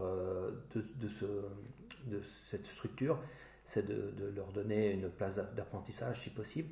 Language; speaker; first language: French; native; French